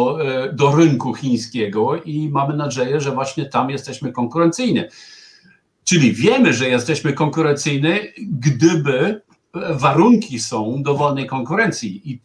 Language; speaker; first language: Polish; non-native, fluent; German